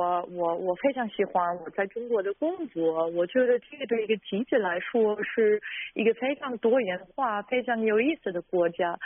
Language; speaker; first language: Chinese; non-native, fluent; German